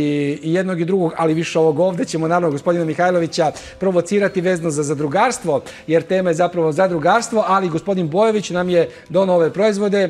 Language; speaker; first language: Serbian; native; Serbian